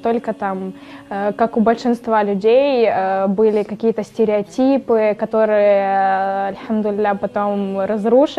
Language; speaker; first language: Russian; native; Russian